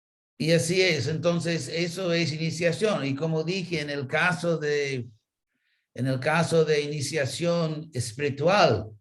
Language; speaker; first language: Spanish; non-native, fluent; English